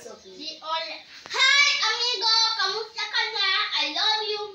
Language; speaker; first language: Filipino; non-native, learner; Spanish